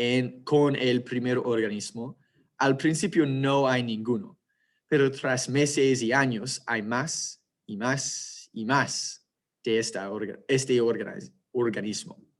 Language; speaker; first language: Spanish; non-native, fluent; English